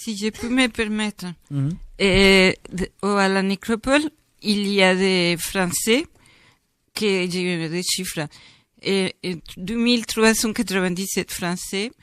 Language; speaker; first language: French; non-native, fluent; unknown